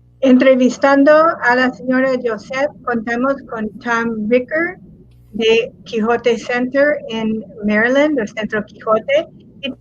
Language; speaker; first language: Spanish; non-native, fluent; English